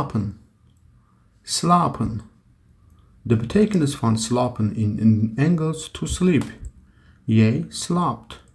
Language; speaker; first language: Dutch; non-native, learner; Turkish